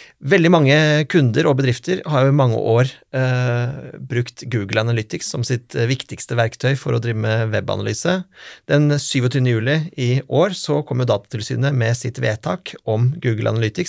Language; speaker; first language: Norwegian; native; Norwegian